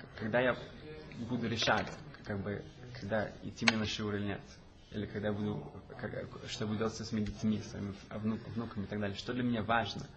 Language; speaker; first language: Russian; early bilingual, heritage; Russian